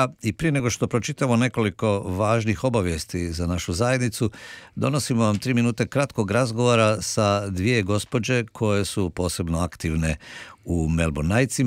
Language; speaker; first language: Croatian; native; Croatian